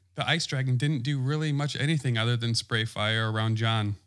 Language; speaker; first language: English; native; English